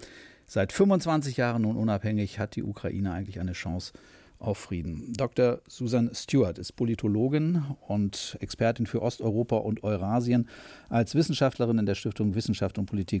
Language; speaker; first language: German; native; German